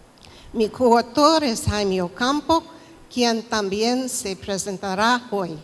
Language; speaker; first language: Spanish; non-native, fluent; English